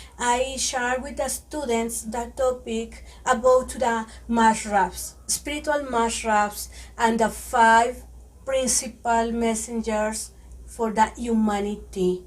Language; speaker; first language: English; non-native, learner; Spanish